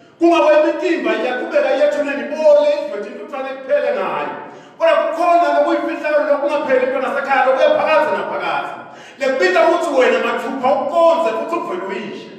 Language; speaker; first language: Zulu; non-native, local second language; Swati